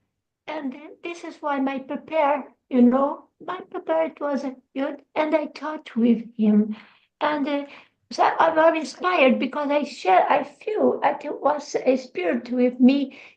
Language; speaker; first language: English; non-native, learner; Portuguese